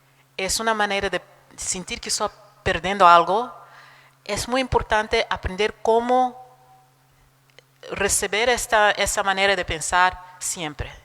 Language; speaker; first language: Spanish; non-native, fluent; Portuguese